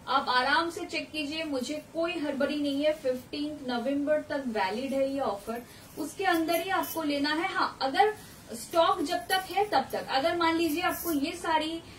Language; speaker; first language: Hindi; non-native, local second language; Bangla